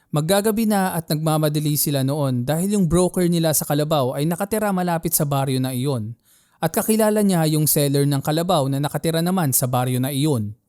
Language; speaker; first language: Filipino; native; Filipino